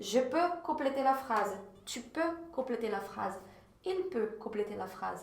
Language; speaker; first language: French; non-native, fluent; Portuguese